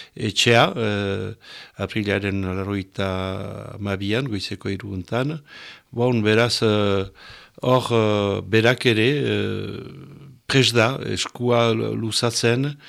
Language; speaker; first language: Basque; native; Basque